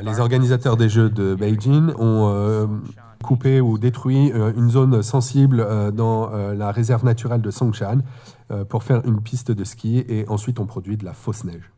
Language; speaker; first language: French; native; French